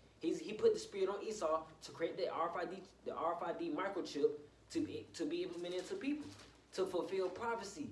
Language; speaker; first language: English; native; English